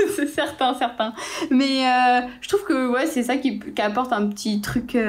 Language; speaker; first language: French; native; French